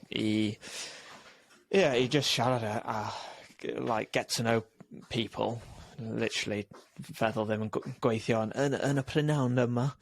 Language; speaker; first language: Welsh; non-native, local second language; English